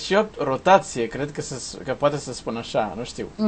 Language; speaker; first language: Romanian; non-native, learner; Portuguese